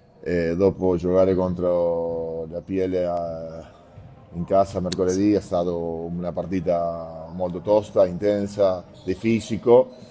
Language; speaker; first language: Italian; non-native, fluent; Spanish